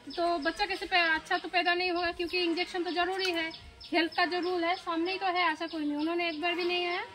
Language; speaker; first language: Hindi; non-native, local second language; Bangla